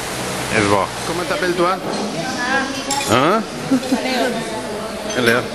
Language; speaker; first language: Catalan; native; Catalan